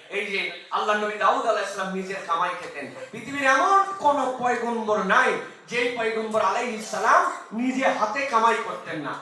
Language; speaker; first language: Bangla; native; Bangla